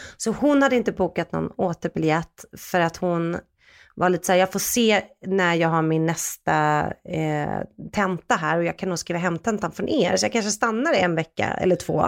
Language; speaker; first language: Swedish; native; Swedish